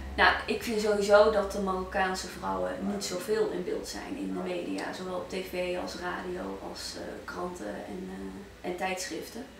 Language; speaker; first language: Dutch; early bilingual, other home language; Arabic